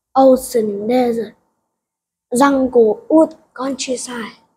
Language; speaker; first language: English; non-native, learner; Vietnamese